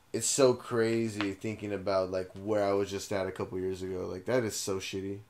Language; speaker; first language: English; native; English